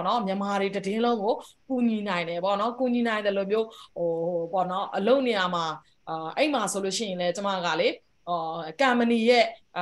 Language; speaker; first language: Burmese; native; Burmese